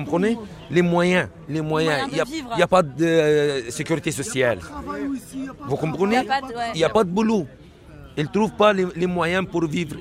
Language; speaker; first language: French; non-native, learner; Arabic